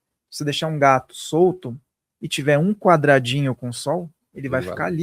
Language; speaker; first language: Portuguese; native; Portuguese